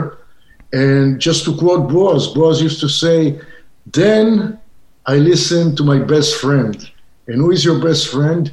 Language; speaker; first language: English; non-native, fluent; Hebrew